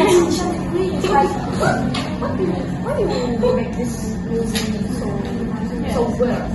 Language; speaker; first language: English; non-native, learner; Indonesian